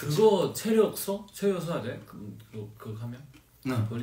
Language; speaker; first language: Korean; non-native, fluent; Chinese